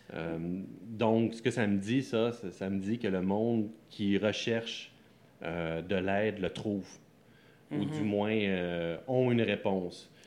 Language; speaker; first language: French; native; French